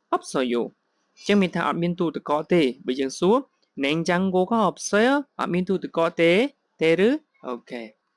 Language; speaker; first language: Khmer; native; Khmer